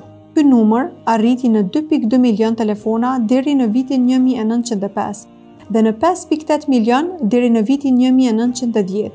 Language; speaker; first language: Albanian; native; Albanian